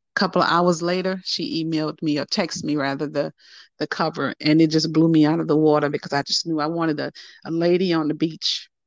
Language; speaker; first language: English; native; English